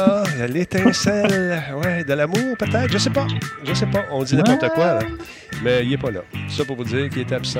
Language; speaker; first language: French; native; French